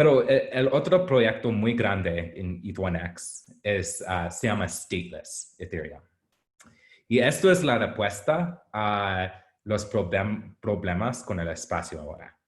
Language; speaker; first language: Spanish; non-native, learner; English